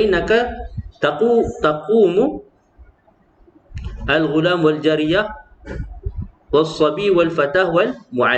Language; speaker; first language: Arabic; non-native, fluent; Malay